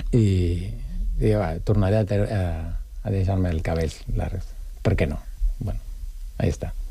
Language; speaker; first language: Catalan; non-native, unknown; Spanish